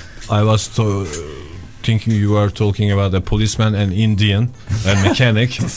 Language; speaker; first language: English; non-native, fluent; Turkish